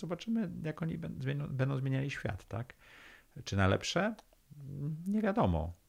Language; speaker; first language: Polish; early bilingual, heritage; Polish